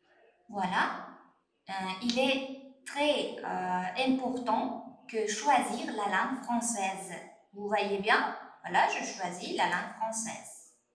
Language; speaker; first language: French; non-native, fluent; Uzbek